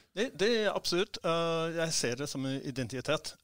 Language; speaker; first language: Norwegian; early bilingual, heritage; Norwegian